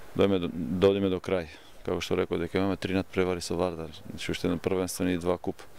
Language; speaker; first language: Macedonian; non-native, local second language; Albanian